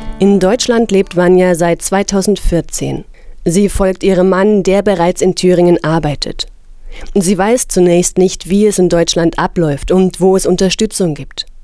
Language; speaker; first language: German; native; German